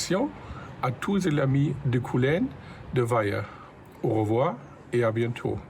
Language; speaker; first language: French; non-native, fluent; German